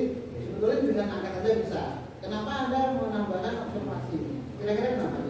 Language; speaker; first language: Indonesian; native; Indonesian